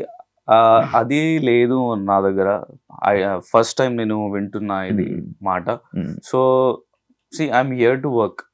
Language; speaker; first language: Telugu; non-native, learner; Hindi